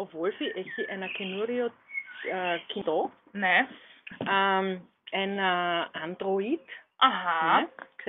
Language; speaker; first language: Greek; non-native, learner; German